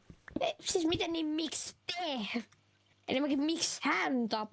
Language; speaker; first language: Finnish; native; Finnish